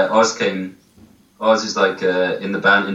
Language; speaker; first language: English; native; English